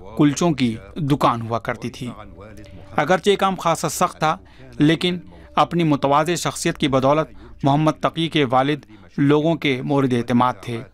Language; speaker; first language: Urdu; native; Urdu